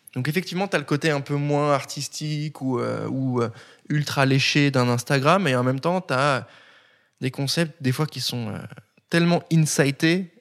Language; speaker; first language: French; native; French